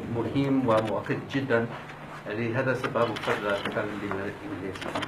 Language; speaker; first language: Arabic; non-native, learner; English